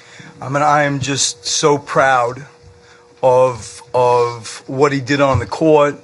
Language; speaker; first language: English; native; English